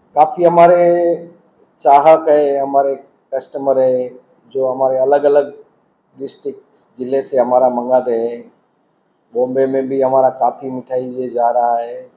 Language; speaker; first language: Hindi; non-native, local second language; Gujarati